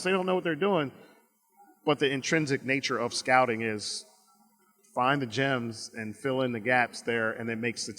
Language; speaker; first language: English; native; English